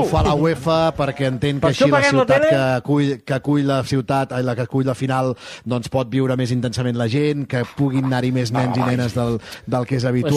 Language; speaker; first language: Catalan; native; Catalan